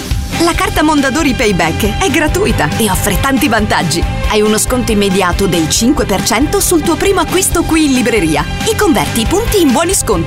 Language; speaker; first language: Italian; native; Italian